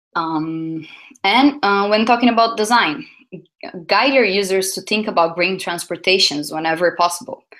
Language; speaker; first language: English; non-native, fluent; Portuguese